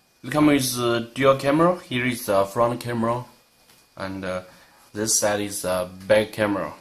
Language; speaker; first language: English; non-native, learner; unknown